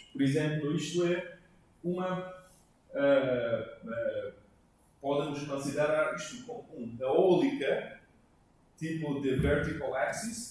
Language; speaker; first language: Portuguese; non-native, learner; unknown